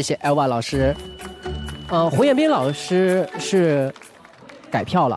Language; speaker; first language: Chinese; native; Chinese